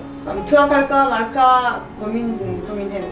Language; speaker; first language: Korean; non-native, learner; French